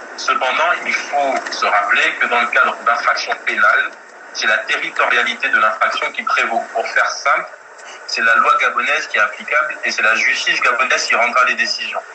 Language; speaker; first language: French; native; French